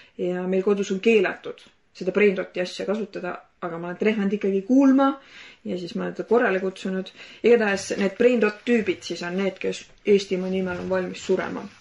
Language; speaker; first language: Estonian; native; Estonian